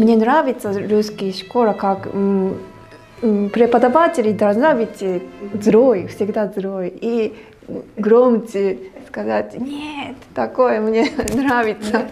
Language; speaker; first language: Russian; non-native, learner; Japanese